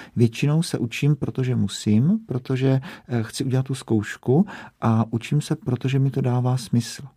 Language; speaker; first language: Czech; native; Czech